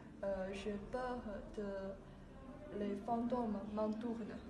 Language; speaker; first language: French; non-native, learner; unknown